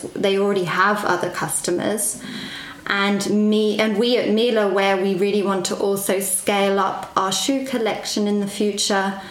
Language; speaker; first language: English; native; English